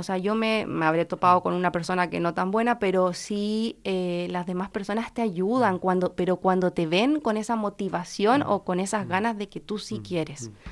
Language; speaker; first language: Spanish; native; Spanish